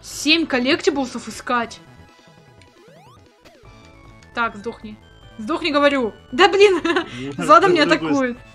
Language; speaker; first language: Russian; native; Russian